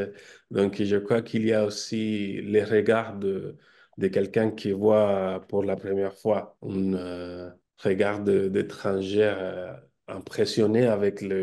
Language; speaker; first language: French; non-native, fluent; Spanish